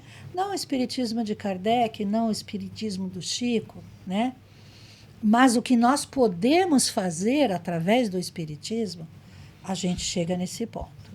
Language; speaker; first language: Portuguese; native; Portuguese